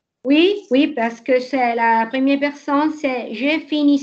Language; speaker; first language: French; non-native, learner; Italian